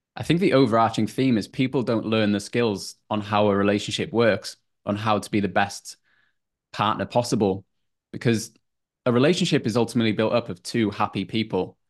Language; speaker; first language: English; native; English